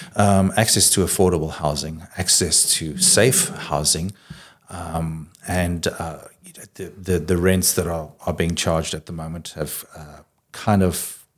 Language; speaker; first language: English; native; English